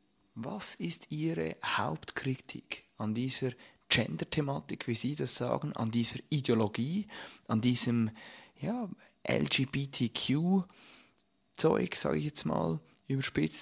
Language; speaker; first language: German; native; German